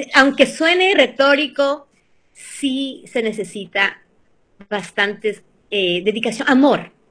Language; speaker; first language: Spanish; early bilingual, heritage; Spanish